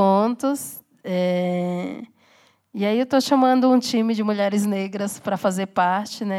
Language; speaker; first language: Portuguese; native; Portuguese